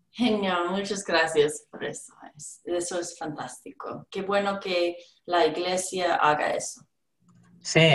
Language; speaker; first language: Spanish; non-native, learner; English